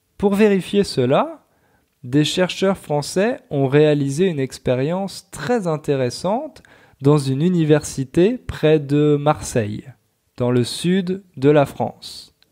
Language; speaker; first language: French; native; French